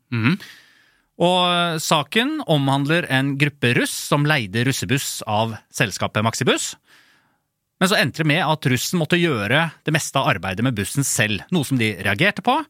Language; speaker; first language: Norwegian; native; Norwegian